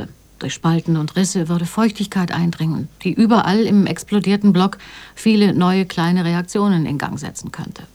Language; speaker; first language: German; native; German